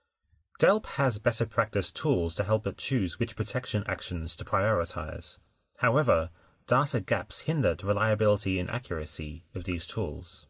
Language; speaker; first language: English; native; English